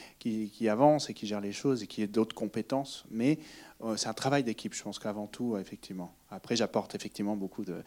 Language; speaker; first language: French; native; French